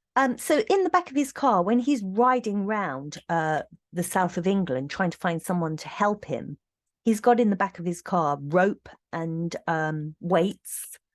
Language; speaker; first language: English; native; English